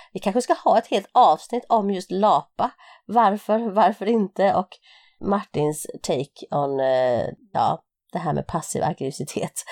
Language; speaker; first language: Swedish; native; Swedish